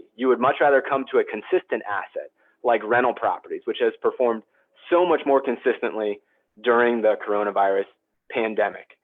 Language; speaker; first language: English; native; English